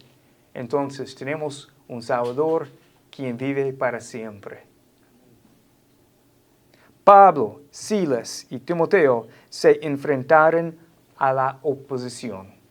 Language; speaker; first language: Spanish; non-native, fluent; English